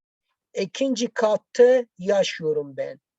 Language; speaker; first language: Turkish; non-native, learner; Arabic